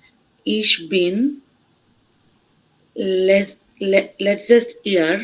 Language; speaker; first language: German; non-native, learner; Bangla